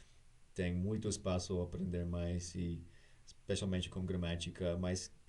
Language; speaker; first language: Portuguese; non-native, learner; English